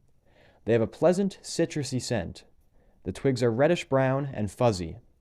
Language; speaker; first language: English; native; English